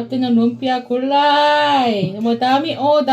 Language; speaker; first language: Filipino; non-native, learner; Korean